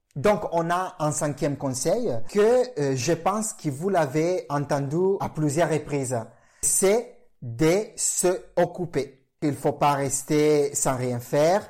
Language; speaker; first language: French; non-native, fluent; Italian